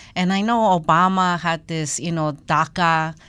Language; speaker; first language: English; non-native, fluent; Spanish